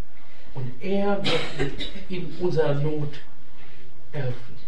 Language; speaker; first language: German; non-native, fluent; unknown